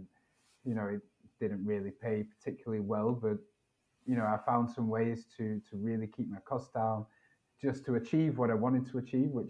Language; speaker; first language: English; native; English